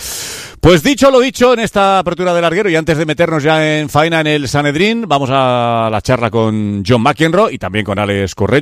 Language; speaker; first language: Spanish; native; Spanish